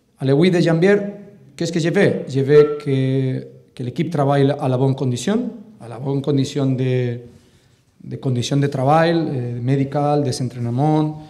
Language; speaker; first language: French; non-native, learner; Catalan